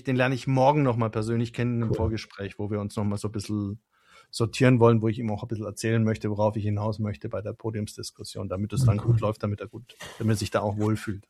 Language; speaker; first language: German; native; German